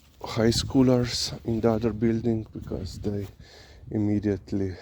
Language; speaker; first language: English; non-native, fluent; Slovenian